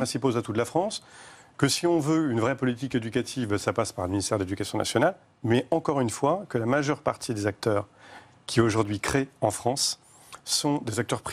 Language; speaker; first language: French; native; French